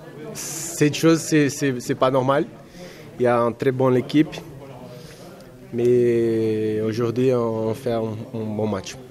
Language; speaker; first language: French; non-native, fluent; Czech